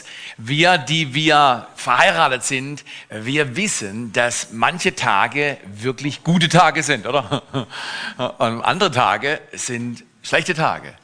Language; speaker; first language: German; native; German